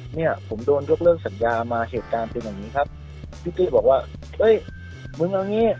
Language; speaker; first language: Thai; native; Thai